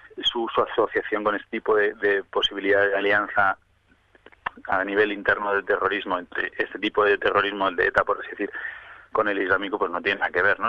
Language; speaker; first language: Spanish; native; Spanish